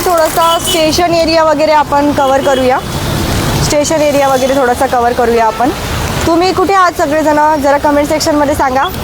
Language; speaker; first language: Marathi; native; Marathi